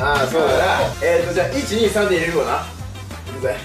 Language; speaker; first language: Japanese; native; Japanese